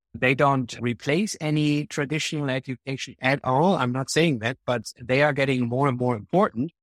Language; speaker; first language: English; non-native, fluent; German